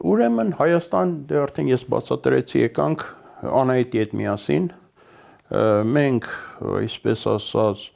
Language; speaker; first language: Armenian; early bilingual, heritage; Armenian